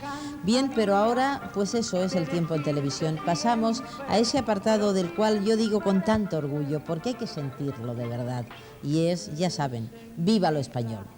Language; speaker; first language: Spanish; native; Spanish